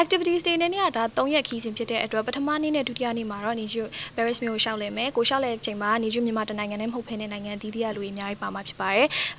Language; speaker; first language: Burmese; native; Burmese